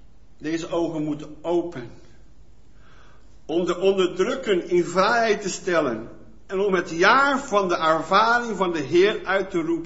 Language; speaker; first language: Dutch; non-native, fluent; Portuguese